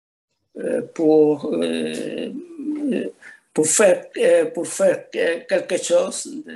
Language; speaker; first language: French; non-native, learner; Spanish